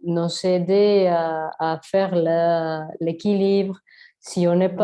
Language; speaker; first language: French; non-native, learner; Spanish